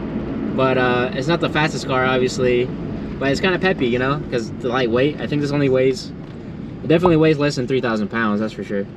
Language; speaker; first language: English; native; English